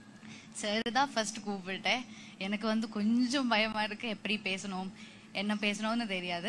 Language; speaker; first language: Tamil; non-native, learner; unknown